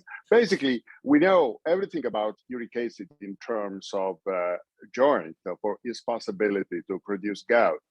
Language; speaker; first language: English; non-native, fluent; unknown